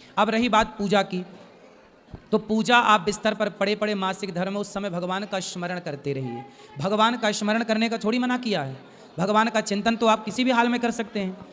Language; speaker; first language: Hindi; native; Hindi